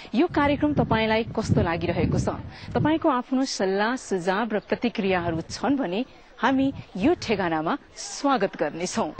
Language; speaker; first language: Nepali; native; Nepali